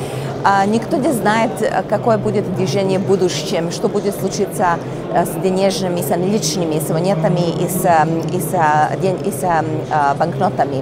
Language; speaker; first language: Russian; non-native, learner; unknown